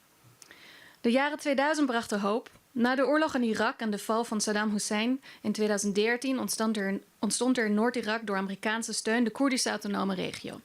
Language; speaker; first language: Dutch; early bilingual, other home language; Kurdish